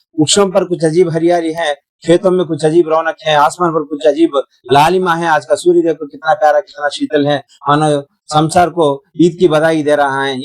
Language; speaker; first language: Hindi; non-native, local second language; Telugu